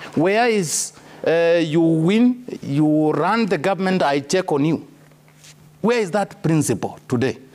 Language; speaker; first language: English; non-native, local second language; Kamba